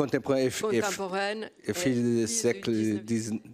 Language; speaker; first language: French; non-native, learner; Portuguese